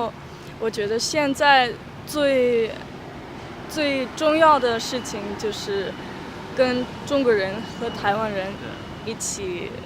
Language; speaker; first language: Chinese; non-native, learner; German